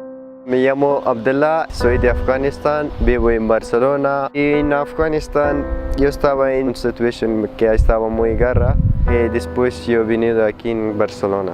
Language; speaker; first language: Spanish; non-native, learner; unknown